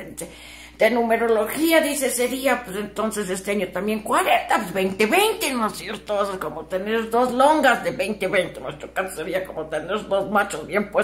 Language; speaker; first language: Spanish; native; Spanish